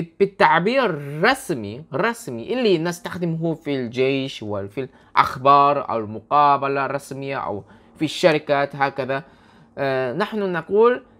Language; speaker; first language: Arabic; non-native, fluent; Korean